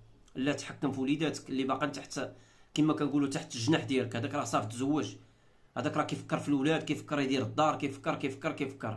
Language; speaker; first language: Arabic; native; Arabic